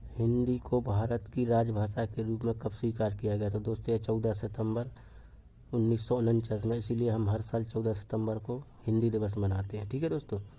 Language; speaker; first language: Hindi; native; Hindi